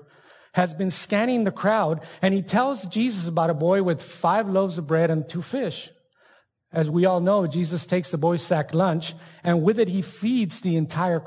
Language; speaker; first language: English; native; English